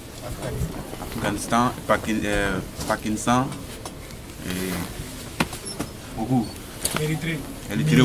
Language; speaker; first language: French; non-native, local second language; Susu